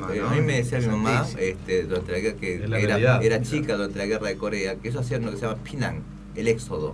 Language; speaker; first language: Spanish; early bilingual, other home language; Korean